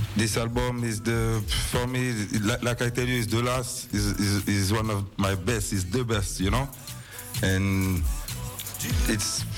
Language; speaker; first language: English; non-native, learner; French